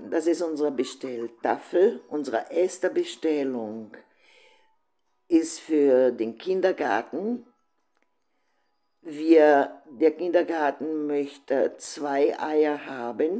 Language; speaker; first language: German; non-native, fluent; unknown